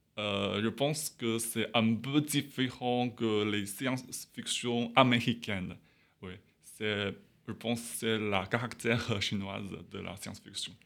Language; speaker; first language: French; non-native, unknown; Chinese